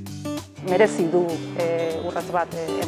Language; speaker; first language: Basque; non-native, fluent; Spanish